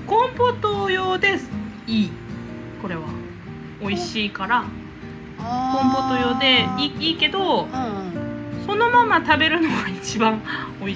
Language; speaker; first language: Japanese; non-native, fluent; Korean